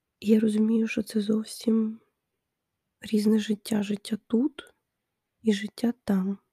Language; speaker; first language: Ukrainian; non-native, local second language; Russian